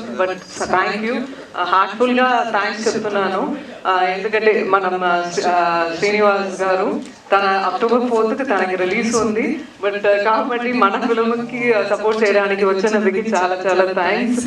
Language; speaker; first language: Telugu; non-native, learner; Tamil